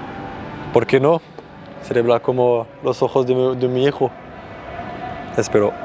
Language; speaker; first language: Spanish; non-native, learner; French